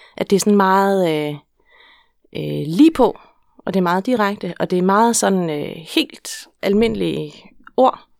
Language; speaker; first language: Danish; native; Danish